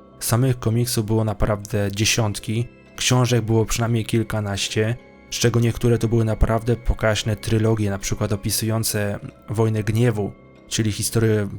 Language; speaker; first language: Polish; native; Polish